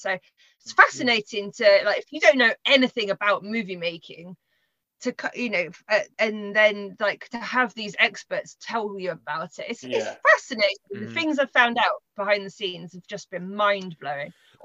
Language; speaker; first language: English; native; English